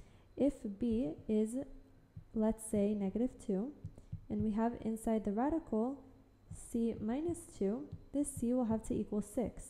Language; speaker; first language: English; native; English